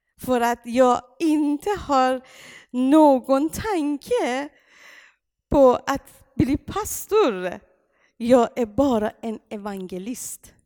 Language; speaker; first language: Swedish; non-native, fluent; Persian